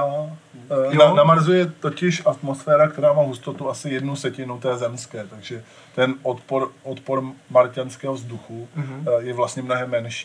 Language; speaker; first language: Czech; native; Czech